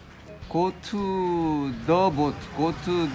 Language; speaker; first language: English; non-native, learner; Korean